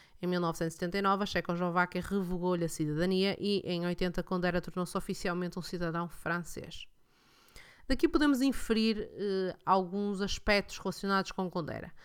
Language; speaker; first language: Portuguese; native; Portuguese